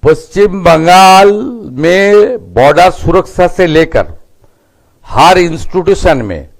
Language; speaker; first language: Hindi; non-native, local second language; Bangla